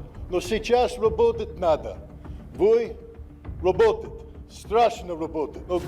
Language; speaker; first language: Russian; non-native, learner; English